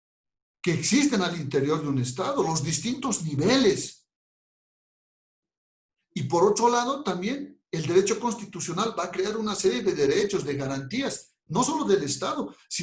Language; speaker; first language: Spanish; native; Spanish